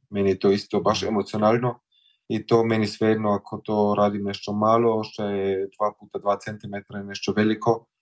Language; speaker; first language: Serbian; early bilingual, heritage; Croatian